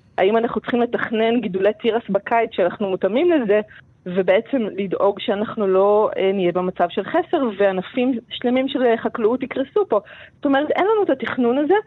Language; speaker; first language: Hebrew; native; Hebrew